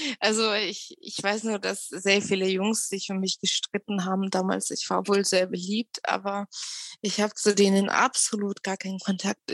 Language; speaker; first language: German; early bilingual, other home language; Russian